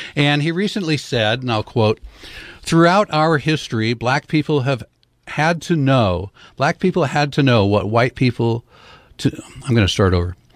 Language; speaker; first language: English; native; English